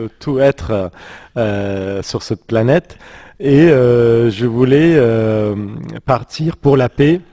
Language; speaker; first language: French; non-native, local second language; Armenian